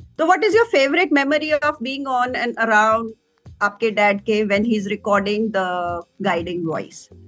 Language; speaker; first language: Hindi; native; Hindi